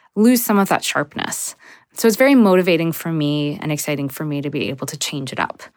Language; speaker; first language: English; native; English